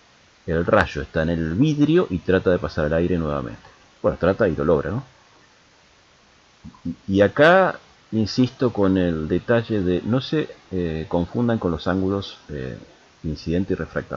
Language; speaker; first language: Spanish; native; Spanish